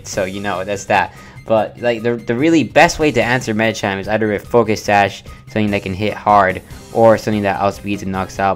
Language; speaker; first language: English; native; English